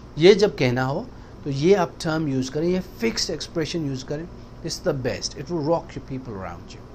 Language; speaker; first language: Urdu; non-native, local second language; Baluchi